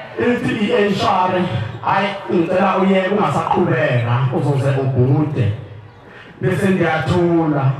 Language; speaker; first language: Zulu; non-native, local second language; Xhosa